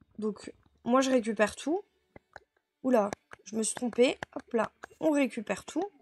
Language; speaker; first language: French; native; French